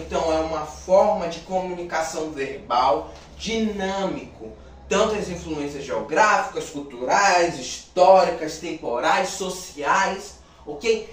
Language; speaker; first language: Portuguese; native; Portuguese